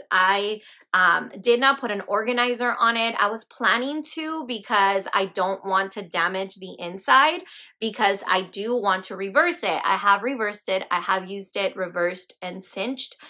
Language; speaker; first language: English; native; English